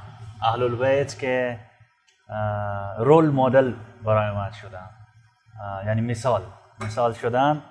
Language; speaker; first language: Persian; non-native, fluent; Urdu